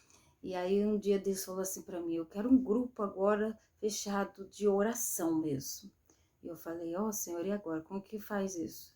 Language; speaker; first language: Portuguese; native; Portuguese